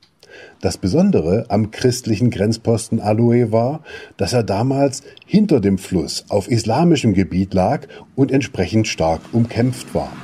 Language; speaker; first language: German; native; German